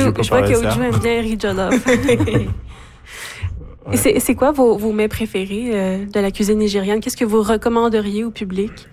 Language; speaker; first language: French; native; French